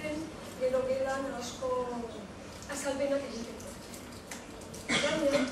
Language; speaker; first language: Basque; non-native, local second language; Spanish